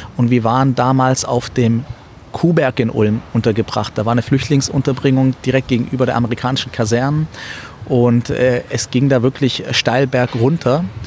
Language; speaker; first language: German; early bilingual, other home language; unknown